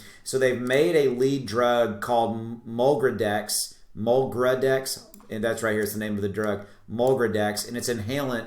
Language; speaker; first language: English; native; English